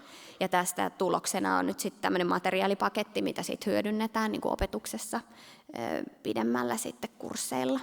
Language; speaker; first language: Finnish; native; Finnish